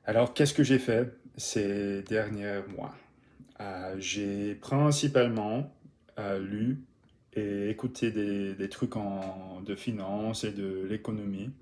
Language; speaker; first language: French; non-native, learner; English